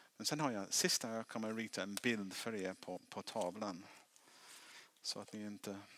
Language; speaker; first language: Swedish; non-native, fluent; English